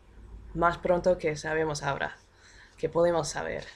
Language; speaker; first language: Spanish; non-native, fluent; English